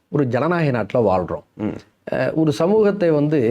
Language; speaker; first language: Tamil; native; Tamil